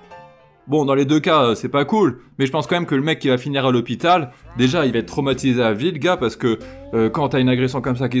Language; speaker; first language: French; native; French